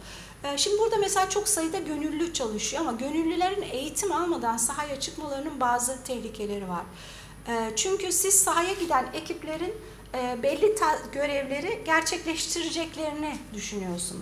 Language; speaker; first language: Turkish; native; Turkish